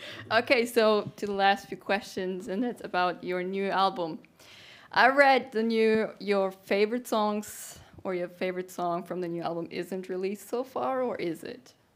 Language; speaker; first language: English; non-native, fluent; German